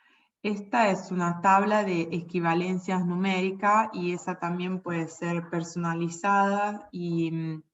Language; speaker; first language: Spanish; non-native, fluent; Italian